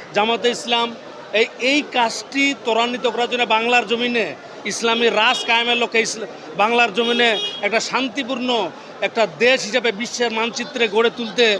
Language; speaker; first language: Bangla; native; Bangla